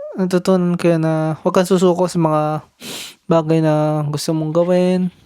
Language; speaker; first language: Filipino; native; Filipino